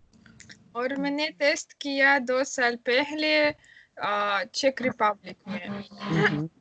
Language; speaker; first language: Hindi; non-native, learner; Russian